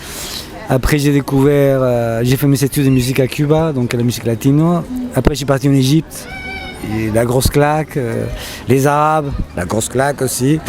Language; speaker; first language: French; non-native, fluent; Spanish